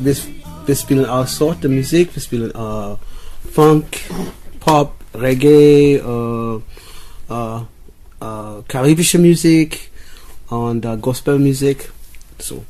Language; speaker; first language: German; non-native, learner; English